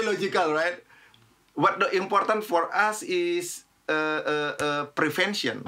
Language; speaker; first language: English; non-native, fluent; Indonesian